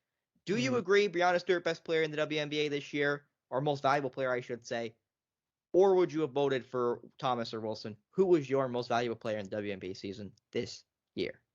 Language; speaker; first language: English; native; English